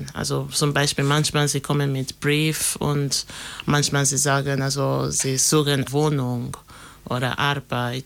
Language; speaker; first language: German; non-native, learner; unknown